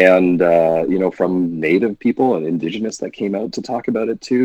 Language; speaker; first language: English; native; English